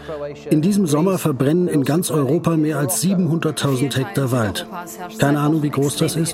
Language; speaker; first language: German; native; German